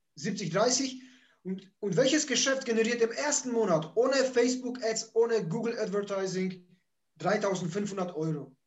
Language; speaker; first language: German; early bilingual, other home language; Polish